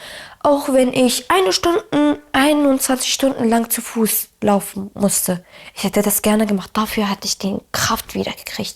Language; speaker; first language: German; early bilingual, other home language; Arabic